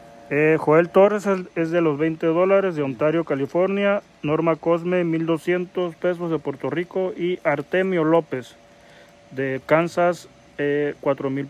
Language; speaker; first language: Spanish; native; Spanish